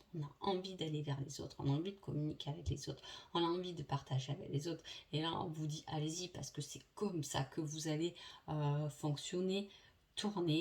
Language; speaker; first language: French; native; French